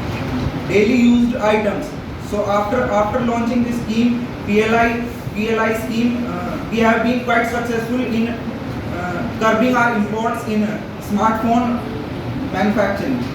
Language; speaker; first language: English; non-native, local second language; Hindi